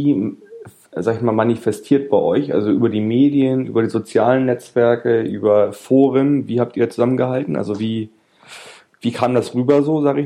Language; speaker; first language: German; native; German